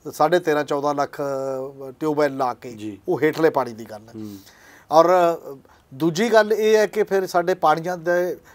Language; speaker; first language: Punjabi; native; Punjabi